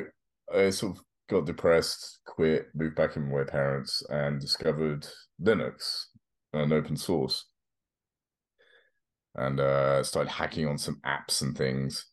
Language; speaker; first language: English; native; English